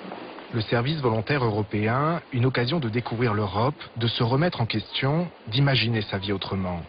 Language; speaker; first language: French; native; French